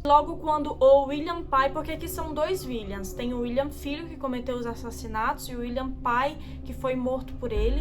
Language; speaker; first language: Portuguese; native; Portuguese